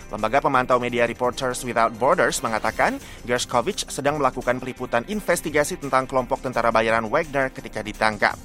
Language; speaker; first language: Indonesian; native; Indonesian